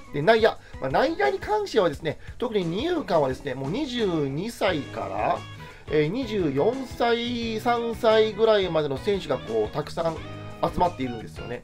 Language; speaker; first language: Japanese; native; Japanese